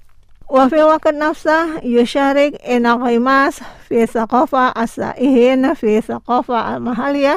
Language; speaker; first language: Arabic; non-native, fluent; Indonesian